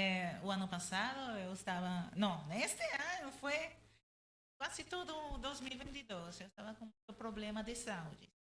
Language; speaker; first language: Portuguese; non-native, learner; Spanish